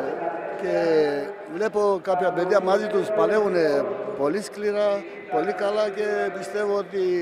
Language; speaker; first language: Greek; non-native, fluent; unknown